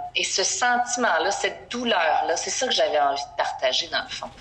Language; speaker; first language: French; native; French